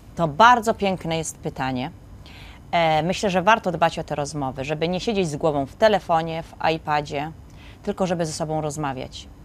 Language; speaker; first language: Polish; native; Polish